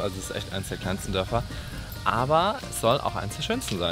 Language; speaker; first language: German; native; German